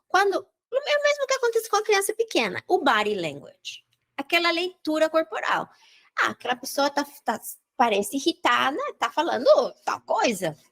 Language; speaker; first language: Portuguese; non-native, fluent; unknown